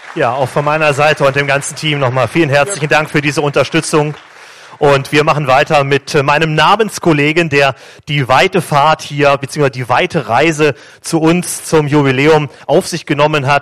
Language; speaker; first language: German; native; German